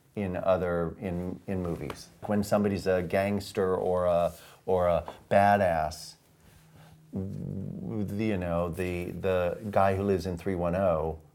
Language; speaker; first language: English; native; English